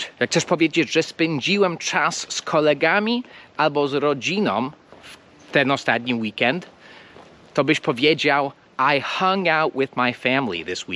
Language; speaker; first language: Polish; non-native, fluent; English